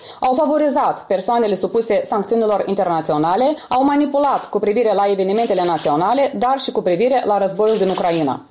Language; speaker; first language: Romanian; native; Romanian